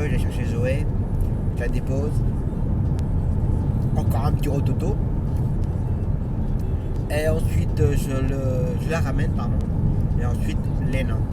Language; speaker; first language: French; native; French